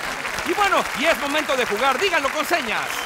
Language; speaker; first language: Spanish; native; Spanish